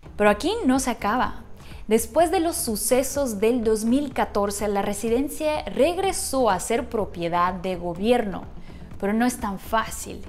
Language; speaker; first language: Spanish; non-native, fluent; Ukrainian